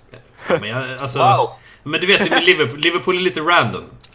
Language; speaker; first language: Swedish; native; Swedish